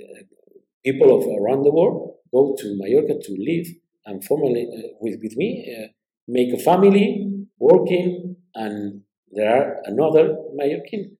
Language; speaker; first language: English; non-native, learner; Spanish